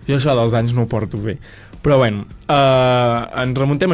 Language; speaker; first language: Catalan; native; Catalan